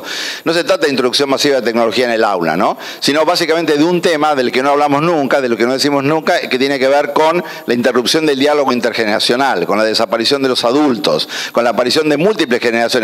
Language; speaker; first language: Spanish; native; Spanish